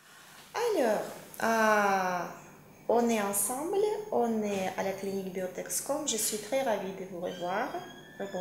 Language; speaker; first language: French; non-native, fluent; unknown